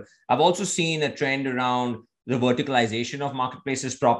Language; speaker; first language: English; non-native, local second language; Hindi